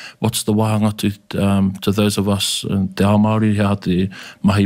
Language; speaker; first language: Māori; non-native, local second language; English